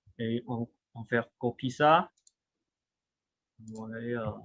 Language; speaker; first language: French; non-native, fluent; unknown